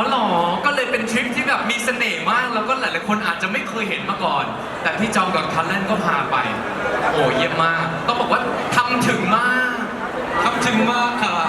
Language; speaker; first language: Thai; native; Thai